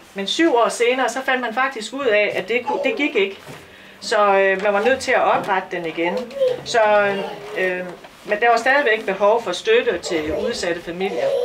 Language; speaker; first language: Danish; native; Danish